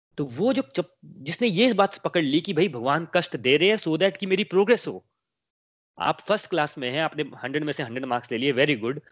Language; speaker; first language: Hindi; native; Hindi